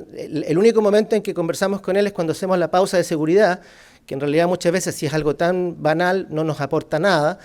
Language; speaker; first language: Spanish; native; Spanish